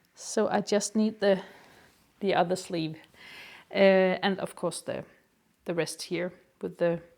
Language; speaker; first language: English; non-native, fluent; Danish